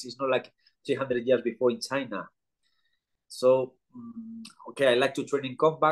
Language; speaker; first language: English; non-native, learner; Spanish